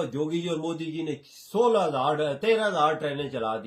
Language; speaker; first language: Hindi; native; Hindi